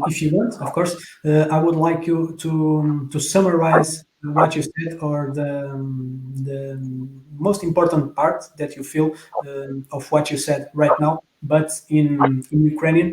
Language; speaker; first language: English; non-native, fluent; Portuguese